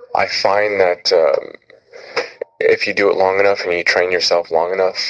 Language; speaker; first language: English; native; English